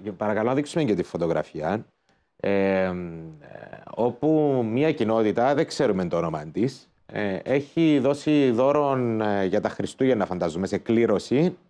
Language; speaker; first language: Greek; native; Greek